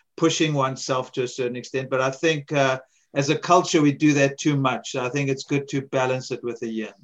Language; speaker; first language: English; native; English